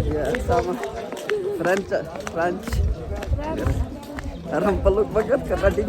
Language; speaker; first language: Indonesian; non-native, learner; Urdu